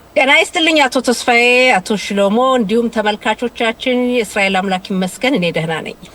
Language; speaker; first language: Amharic; native; Amharic